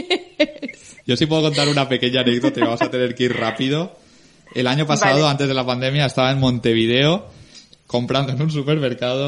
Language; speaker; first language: Spanish; native; Spanish